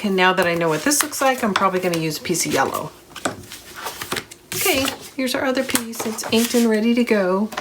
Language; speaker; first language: English; native; English